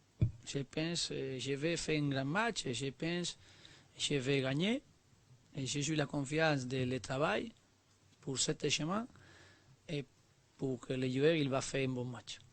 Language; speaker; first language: French; non-native, learner; Spanish